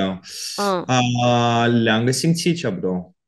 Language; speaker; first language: Chinese; non-native, learner; Korean